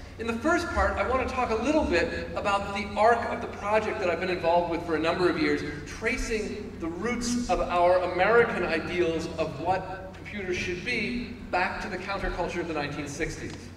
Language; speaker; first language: English; native; English